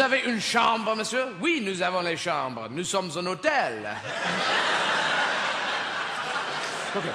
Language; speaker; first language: French; non-native, learner; English